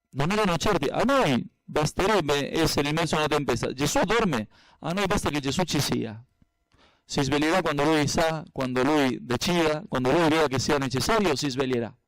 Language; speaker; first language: Italian; non-native, fluent; Spanish